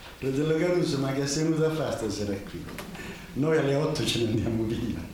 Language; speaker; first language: Italian; native; Italian